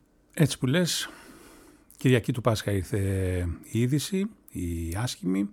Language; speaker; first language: Greek; native; Greek